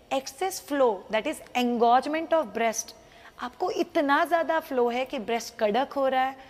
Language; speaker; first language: Hindi; non-native, local second language; Marathi